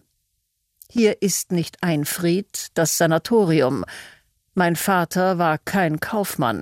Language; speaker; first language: German; native; German